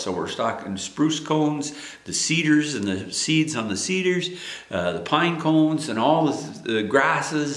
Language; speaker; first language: English; native; English